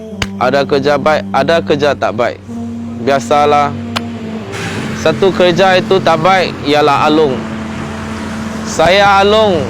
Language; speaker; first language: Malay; non-native, local second language; Chinese